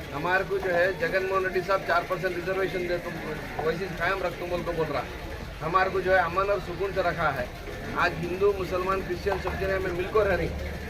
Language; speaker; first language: Hindi; native; Hindi